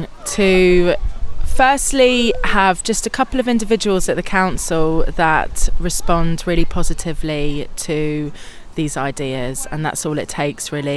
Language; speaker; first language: English; native; English